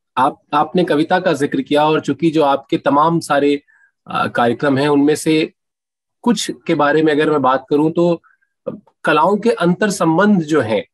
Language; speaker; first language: Hindi; native; Hindi